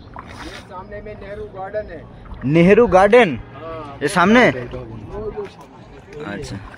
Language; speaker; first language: Hindi; non-native, local second language; Bangla